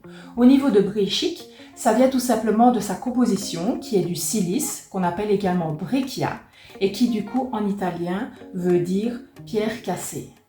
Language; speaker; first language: French; native; French